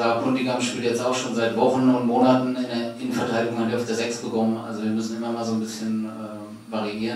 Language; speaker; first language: German; native; German